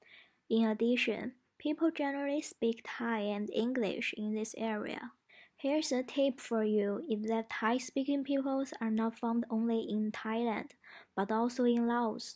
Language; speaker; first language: English; non-native, learner; Malay